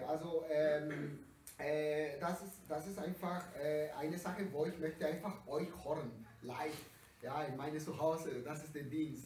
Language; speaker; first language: German; non-native, learner; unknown